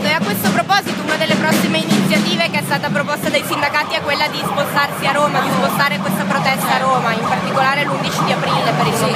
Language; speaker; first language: Italian; native; Italian